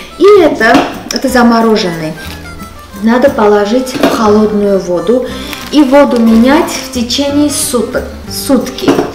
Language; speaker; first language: Russian; non-native, local second language; Armenian